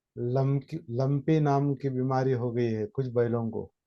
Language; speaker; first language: Hindi; non-native, local second language; Marathi